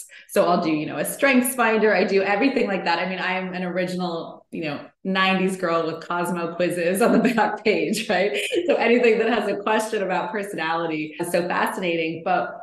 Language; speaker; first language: English; native; English